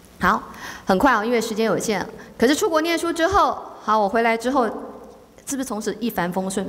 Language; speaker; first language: Chinese; native; Chinese